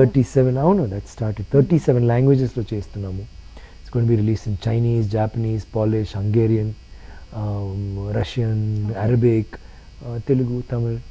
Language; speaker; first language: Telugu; non-native, local second language; Tamil